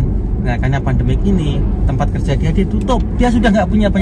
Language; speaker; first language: Indonesian; native; Indonesian